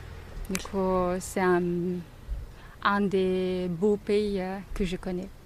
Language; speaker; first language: French; non-native, learner; Mongolian